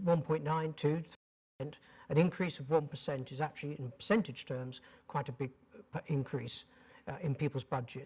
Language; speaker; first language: English; native; English